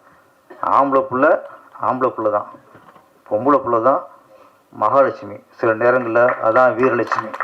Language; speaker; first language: Tamil; native; Tamil